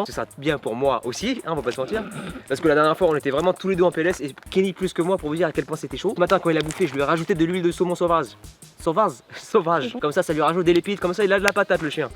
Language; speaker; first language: French; native; French